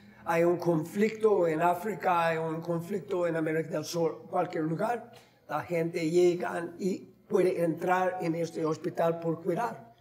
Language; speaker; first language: Spanish; non-native, fluent; English